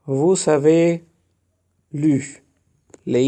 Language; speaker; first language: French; non-native, fluent; Spanish